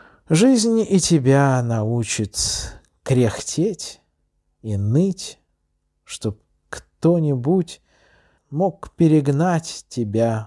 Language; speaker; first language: Russian; native; Russian